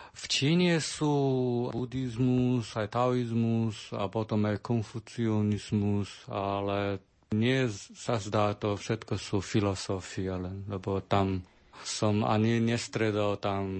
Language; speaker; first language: Slovak; non-native, learner; Chinese